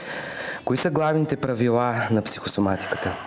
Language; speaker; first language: Bulgarian; native; Bulgarian